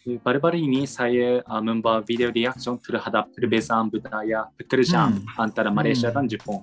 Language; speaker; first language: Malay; non-native, learner; Japanese